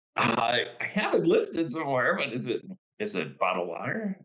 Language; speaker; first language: English; native; English